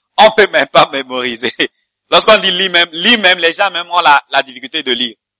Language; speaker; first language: French; non-native, fluent; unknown